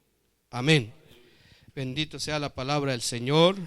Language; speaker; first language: Spanish; native; Spanish